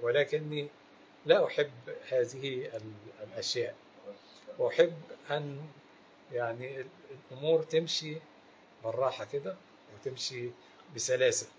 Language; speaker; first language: Arabic; native; Arabic